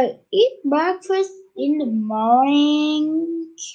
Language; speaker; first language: English; non-native, learner; Turkish